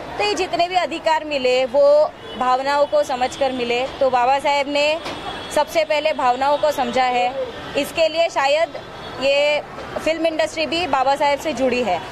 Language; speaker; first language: Hindi; non-native, local second language; Marathi